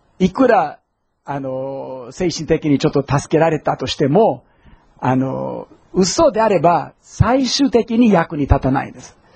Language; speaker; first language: Japanese; non-native, fluent; English